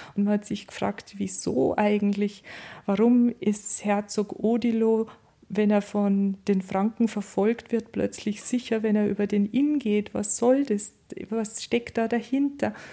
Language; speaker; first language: German; native; German